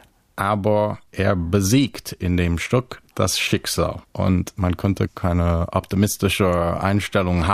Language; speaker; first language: German; non-native, fluent; English